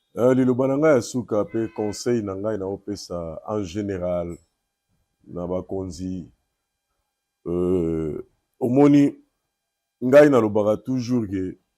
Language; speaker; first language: Lingala; native; Lingala